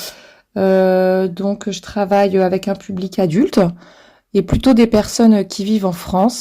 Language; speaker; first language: French; native; French